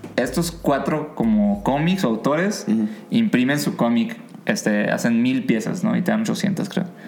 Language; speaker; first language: Spanish; native; Spanish